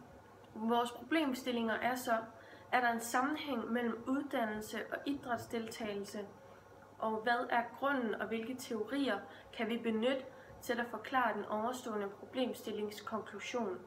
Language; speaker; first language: Danish; native; Danish